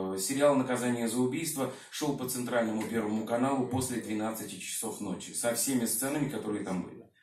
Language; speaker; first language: Russian; native; Russian